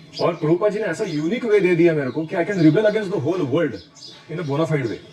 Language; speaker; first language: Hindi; non-native, local second language; Marathi